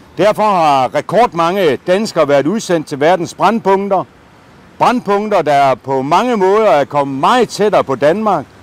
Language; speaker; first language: Danish; native; Danish